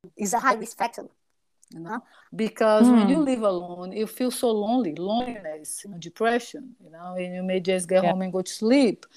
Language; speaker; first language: English; non-native, fluent; Portuguese